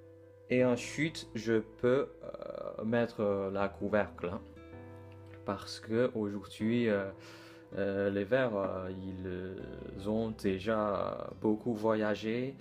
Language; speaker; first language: French; non-native, learner; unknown